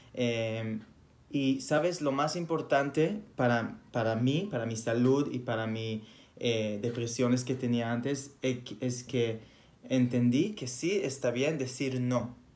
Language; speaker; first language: Spanish; non-native, fluent; Hebrew